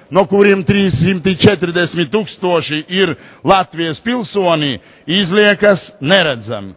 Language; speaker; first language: Latvian; non-native, local second language; Russian